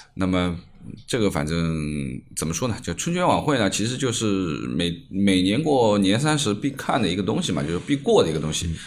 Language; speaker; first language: Chinese; native; Chinese